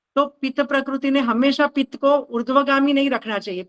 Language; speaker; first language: Hindi; non-native, local second language; Marathi